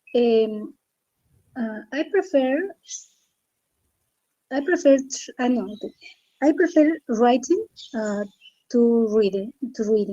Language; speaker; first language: English; non-native, learner; Spanish